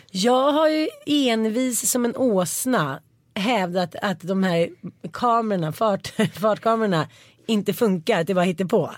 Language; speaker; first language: Swedish; native; Swedish